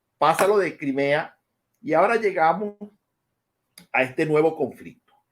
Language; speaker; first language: Spanish; native; Spanish